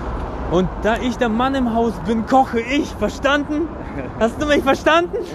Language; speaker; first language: German; non-native, fluent; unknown